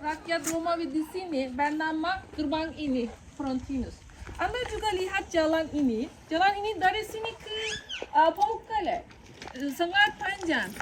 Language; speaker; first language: Indonesian; non-native, learner; Turkish